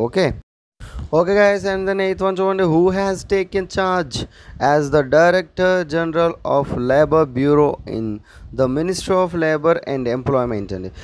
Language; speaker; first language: English; non-native, local second language; Telugu